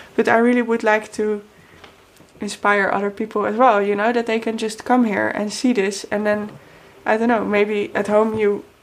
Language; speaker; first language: English; non-native, fluent; Dutch